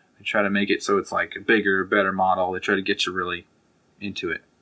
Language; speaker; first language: English; native; English